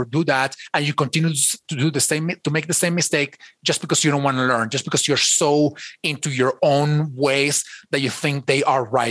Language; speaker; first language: English; non-native, fluent; Spanish